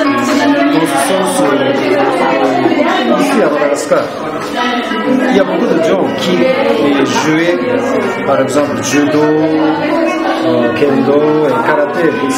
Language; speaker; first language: French; non-native, learner; Japanese